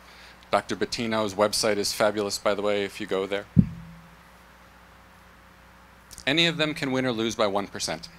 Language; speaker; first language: English; native; English